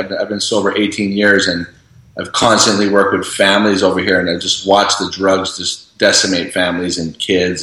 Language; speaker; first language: English; native; English